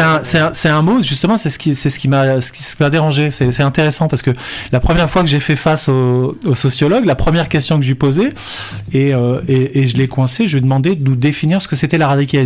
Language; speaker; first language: French; native; French